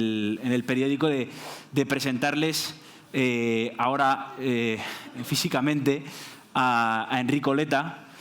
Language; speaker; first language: Spanish; native; Spanish